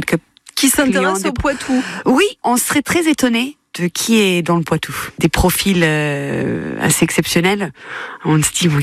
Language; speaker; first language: French; non-native, fluent; English